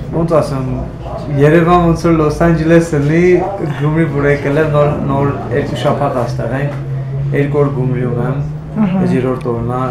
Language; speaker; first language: Armenian; early bilingual, heritage; Armenian